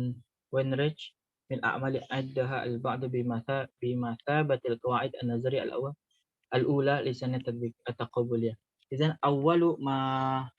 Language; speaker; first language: Arabic; non-native, learner; Indonesian